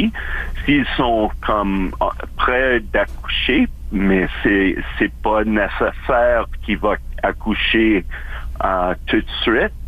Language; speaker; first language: French; non-native, local second language; English